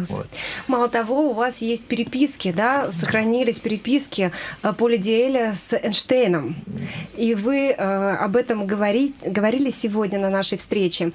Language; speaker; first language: Russian; native; Russian